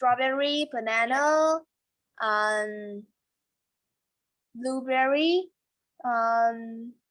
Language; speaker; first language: English; non-native, learner; Vietnamese